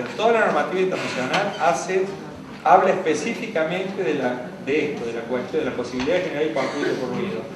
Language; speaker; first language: Spanish; native; Spanish